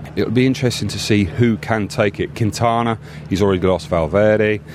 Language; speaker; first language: English; native; English